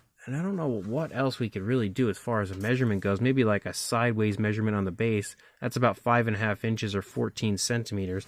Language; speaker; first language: English; native; English